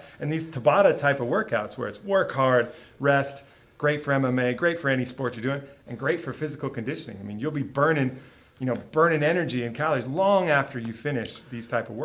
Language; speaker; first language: English; native; English